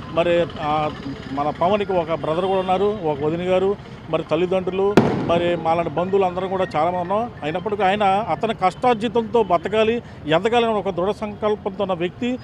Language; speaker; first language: Telugu; native; Telugu